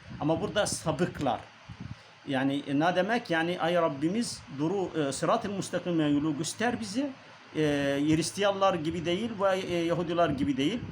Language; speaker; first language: Turkish; non-native, learner; Arabic